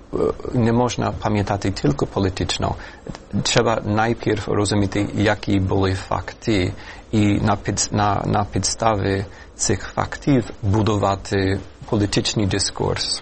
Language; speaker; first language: Ukrainian; non-native, fluent; English